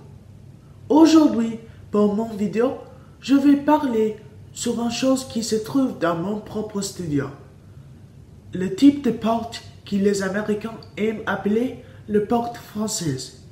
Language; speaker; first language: French; non-native, learner; English